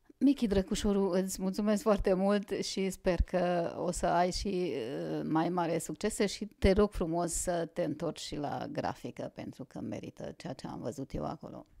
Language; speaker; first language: Romanian; non-native, local second language; Hungarian